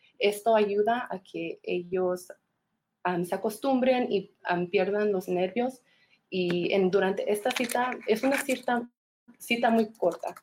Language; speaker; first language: Spanish; early bilingual, heritage; Spanish